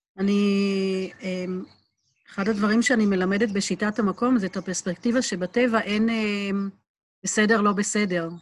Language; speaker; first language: Hebrew; native; Hebrew